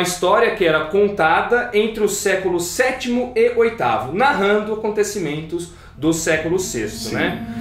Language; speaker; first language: Portuguese; native; Portuguese